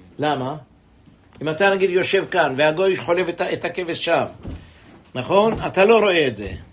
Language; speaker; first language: Hebrew; native; Hebrew